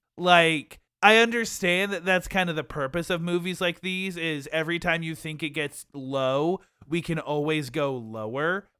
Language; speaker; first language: English; native; English